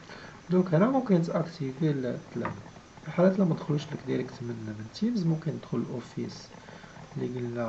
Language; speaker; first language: Arabic; native; Arabic